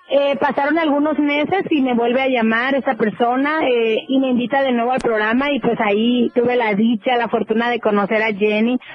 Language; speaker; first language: Spanish; native; Spanish